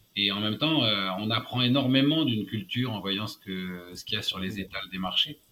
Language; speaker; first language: French; native; French